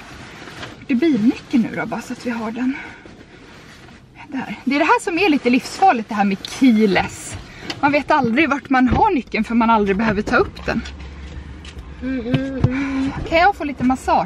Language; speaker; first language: Swedish; native; Swedish